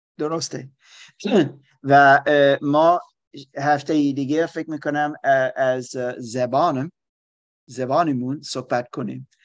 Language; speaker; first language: Persian; non-native, learner; German